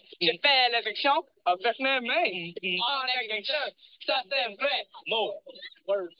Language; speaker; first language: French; non-native, learner; English